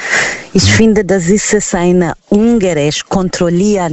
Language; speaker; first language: German; non-native, learner; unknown